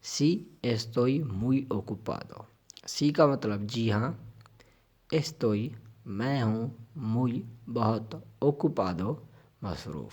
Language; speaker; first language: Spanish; non-native, fluent; Urdu